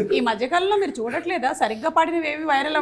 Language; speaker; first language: Telugu; native; Telugu